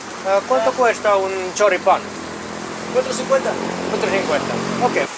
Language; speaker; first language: Spanish; non-native, learner; Finnish